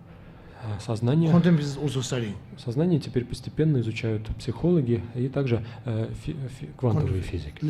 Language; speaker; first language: Russian; native; Russian